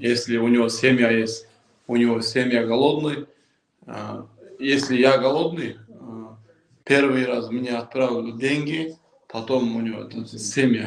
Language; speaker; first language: Russian; non-native, local second language; Kyrgyz